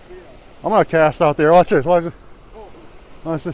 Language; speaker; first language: English; native; English